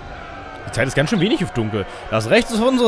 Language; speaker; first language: German; native; German